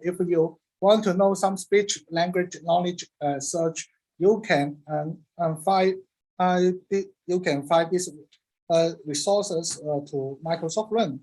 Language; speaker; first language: English; non-native, learner; Cantonese